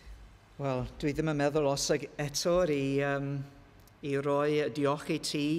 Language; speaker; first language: Welsh; non-native, learner; English